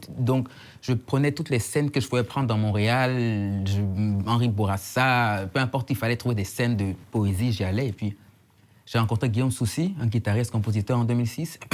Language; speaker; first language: French; native; French